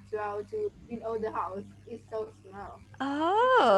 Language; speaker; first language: English; non-native, learner; Vietnamese